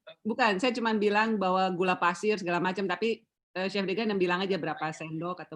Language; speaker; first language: Indonesian; native; Indonesian